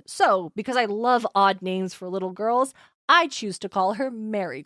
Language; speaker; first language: English; native; English